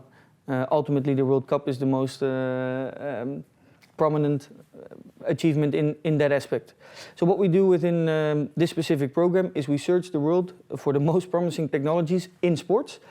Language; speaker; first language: English; non-native, fluent; Dutch